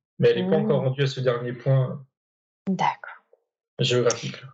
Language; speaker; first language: French; native; French